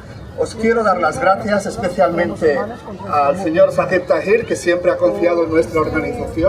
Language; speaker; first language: Spanish; native; Spanish